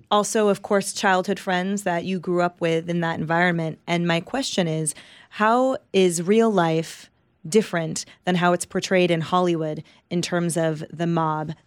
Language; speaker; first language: English; early bilingual, other home language; Italian